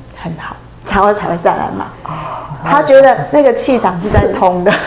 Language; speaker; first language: Chinese; native; Chinese